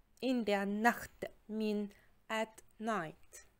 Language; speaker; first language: German; non-native, fluent; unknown